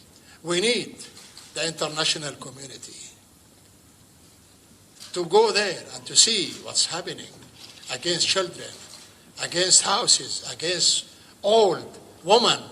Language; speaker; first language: English; non-native, fluent; Arabic